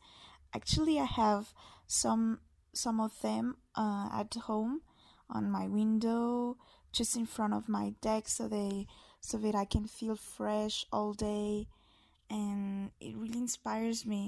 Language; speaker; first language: English; non-native, fluent; Malagasy